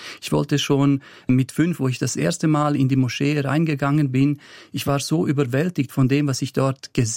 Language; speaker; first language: German; early bilingual, other home language; Bosnian